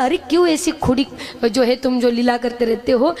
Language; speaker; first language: Hindi; non-native, local second language; Marathi